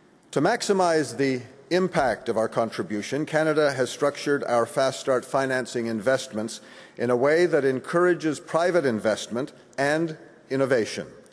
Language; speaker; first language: English; native; English